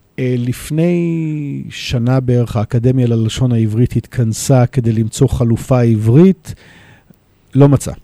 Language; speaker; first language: Hebrew; native; Hebrew